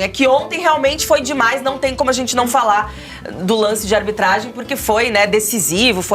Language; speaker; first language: Portuguese; native; Portuguese